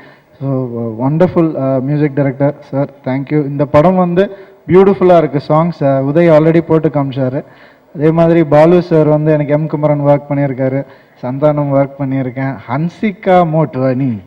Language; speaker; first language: Tamil; native; Tamil